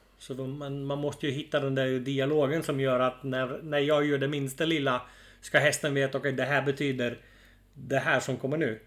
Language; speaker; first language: Swedish; non-native, fluent; Dutch